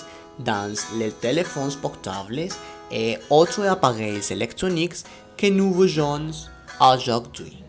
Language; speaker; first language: French; non-native, learner; Spanish